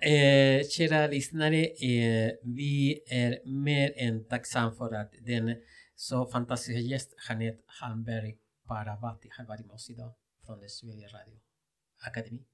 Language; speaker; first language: Swedish; non-native, fluent; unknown